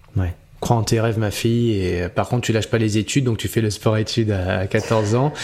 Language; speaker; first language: French; native; French